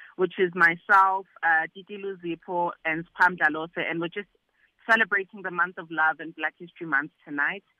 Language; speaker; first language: English; non-native, local second language; Zulu